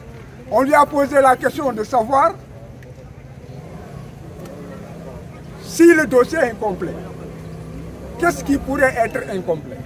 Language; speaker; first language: French; non-native, local second language; Wolof